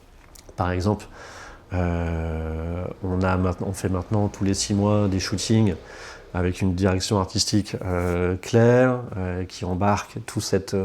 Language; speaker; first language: French; native; French